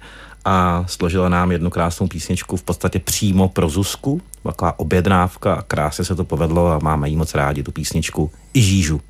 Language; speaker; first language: Czech; native; Czech